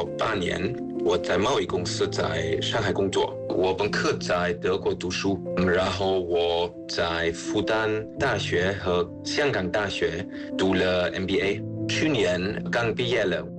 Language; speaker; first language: Chinese; non-native, fluent; German